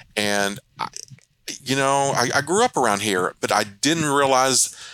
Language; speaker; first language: English; native; English